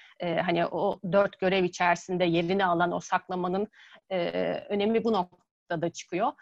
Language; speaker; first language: Turkish; native; Turkish